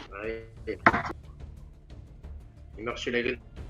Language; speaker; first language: French; native; French